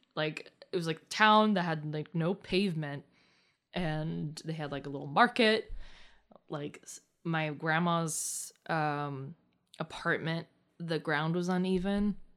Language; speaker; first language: English; early bilingual, other home language; Russian